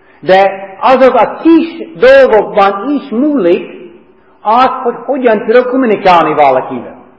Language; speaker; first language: Hungarian; non-native, learner; English